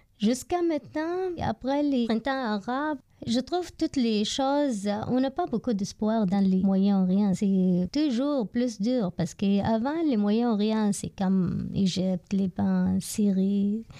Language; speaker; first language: French; non-native, learner; Arabic